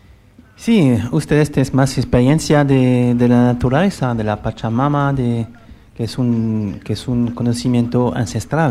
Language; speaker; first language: Spanish; non-native, learner; French